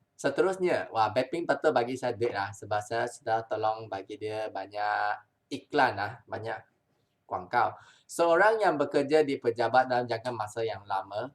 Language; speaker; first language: Malay; non-native, local second language; Chinese